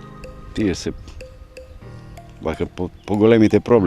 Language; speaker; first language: Macedonian; native; Macedonian